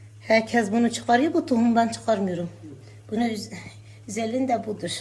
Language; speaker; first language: Turkish; non-native, local second language; Kurdish